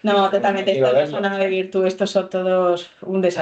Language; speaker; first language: Spanish; native; Spanish